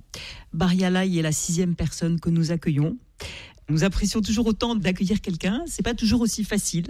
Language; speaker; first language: French; native; French